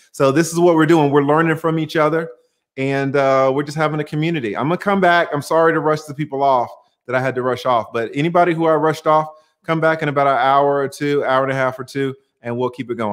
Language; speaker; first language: English; native; English